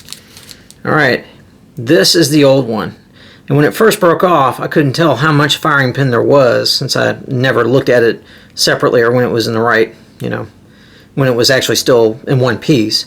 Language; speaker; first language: English; native; English